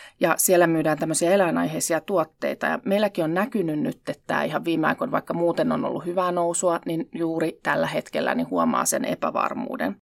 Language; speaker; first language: Finnish; native; Finnish